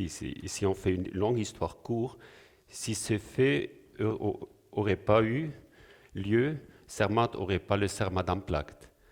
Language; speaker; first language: French; non-native, local second language; German